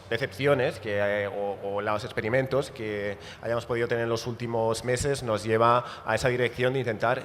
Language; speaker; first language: Spanish; native; Spanish